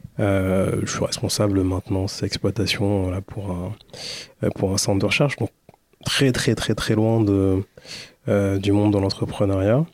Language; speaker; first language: French; early bilingual, other home language; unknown